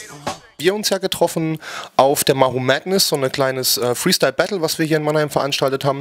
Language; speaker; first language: German; native; German